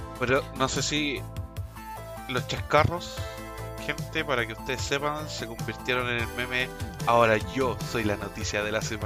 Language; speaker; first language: Spanish; native; Spanish